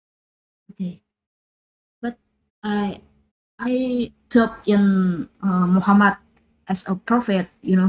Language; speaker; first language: English; non-native, learner; Indonesian